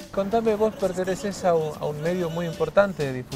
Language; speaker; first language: Spanish; native; Spanish